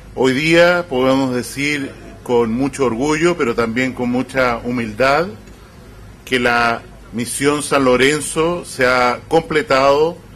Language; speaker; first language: Spanish; native; Spanish